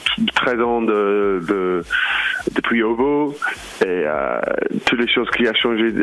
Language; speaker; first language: French; non-native, fluent; English